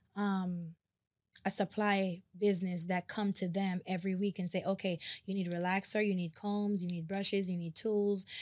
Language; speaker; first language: English; native; English